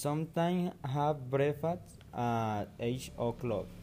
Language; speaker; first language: English; non-native, learner; Spanish